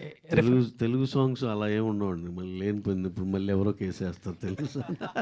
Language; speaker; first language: Telugu; native; Telugu